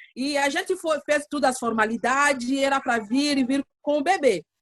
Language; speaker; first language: Portuguese; non-native, learner; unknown